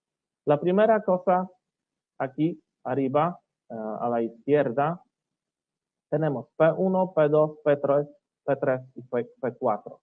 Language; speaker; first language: Spanish; non-native, learner; Polish